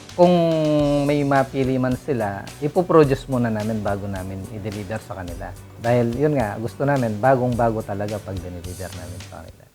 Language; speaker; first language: Filipino; non-native, local second language; Pampanga